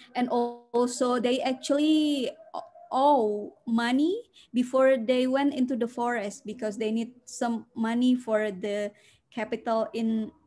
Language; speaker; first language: English; non-native, fluent; Indonesian